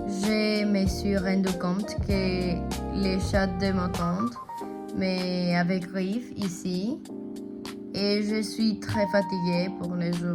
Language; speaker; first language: French; non-native, learner; Spanish